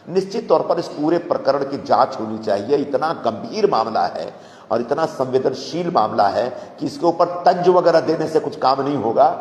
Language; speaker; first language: Hindi; non-native, local second language; Marathi